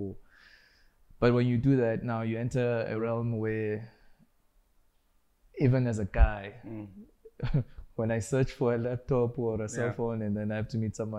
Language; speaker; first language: English; non-native, local second language; Zulu